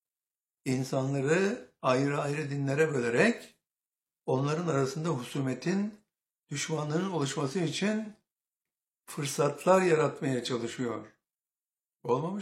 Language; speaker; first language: Turkish; native; Turkish